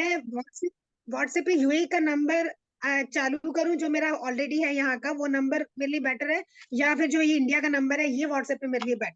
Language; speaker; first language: Hindi; native; Hindi